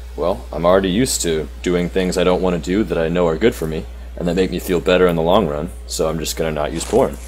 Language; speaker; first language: English; native; English